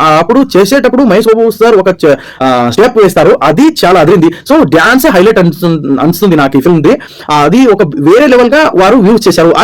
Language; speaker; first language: Telugu; non-native, learner; Kannada